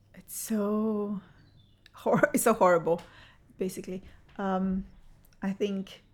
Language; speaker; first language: English; early bilingual, other home language; Spanish